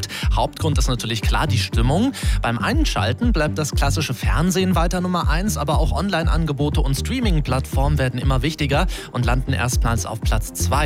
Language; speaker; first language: German; native; German